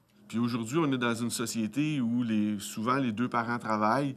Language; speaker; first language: French; native; French